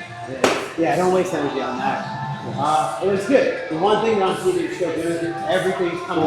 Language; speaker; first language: English; native; English